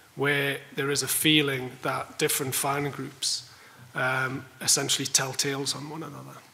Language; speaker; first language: English; native; English